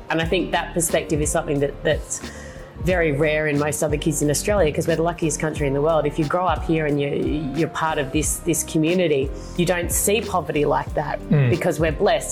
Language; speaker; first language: English; early bilingual, other home language; Indonesian